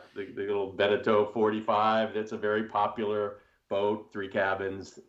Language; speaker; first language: English; native; English